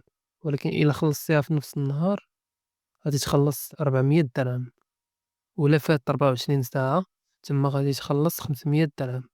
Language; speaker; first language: Arabic; native; Arabic